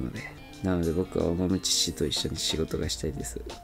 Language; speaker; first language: Japanese; native; Japanese